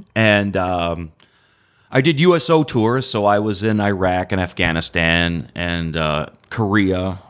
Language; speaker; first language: English; native; English